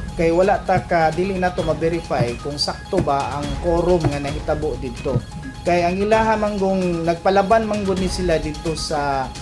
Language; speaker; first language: Cebuano; native; Cebuano